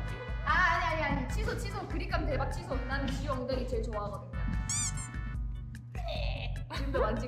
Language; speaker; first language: Korean; native; Korean